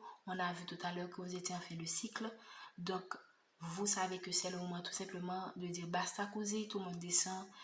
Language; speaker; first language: French; native; French